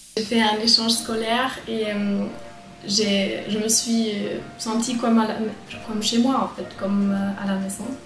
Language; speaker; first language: French; non-native, fluent; German